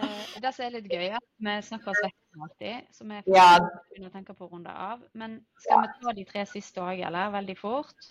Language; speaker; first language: Norwegian; native; Norwegian